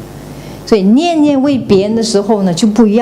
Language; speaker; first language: Chinese; native; Chinese